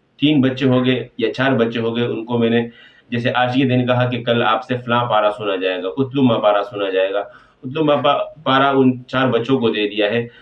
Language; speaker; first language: Urdu; non-native, local second language; Pashto